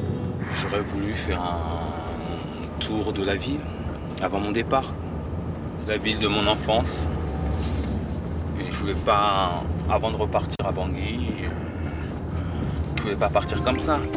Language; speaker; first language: French; early bilingual, other home language; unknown